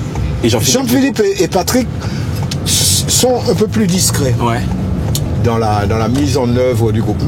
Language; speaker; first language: French; native; French